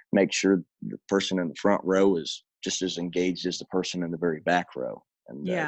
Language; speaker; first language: English; native; English